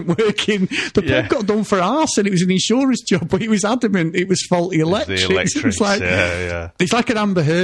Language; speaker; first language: English; native; English